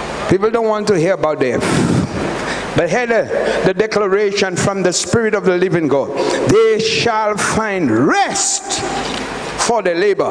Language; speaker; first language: English; non-native, local second language; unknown